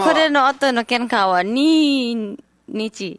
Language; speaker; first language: Japanese; non-native, learner; Nepali